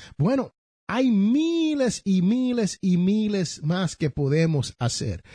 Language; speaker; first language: Spanish; early bilingual, heritage; Spanish